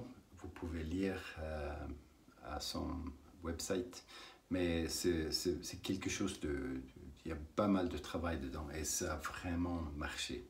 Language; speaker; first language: French; non-native, learner; English